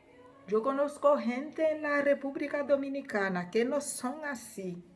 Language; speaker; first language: Spanish; non-native, fluent; Haitian Creole